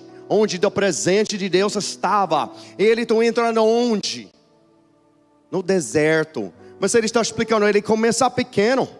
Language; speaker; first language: Portuguese; non-native, learner; English